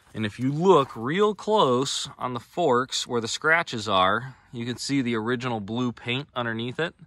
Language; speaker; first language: English; native; English